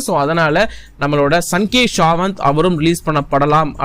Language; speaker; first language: Tamil; native; Tamil